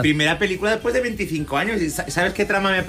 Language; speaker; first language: Spanish; native; Spanish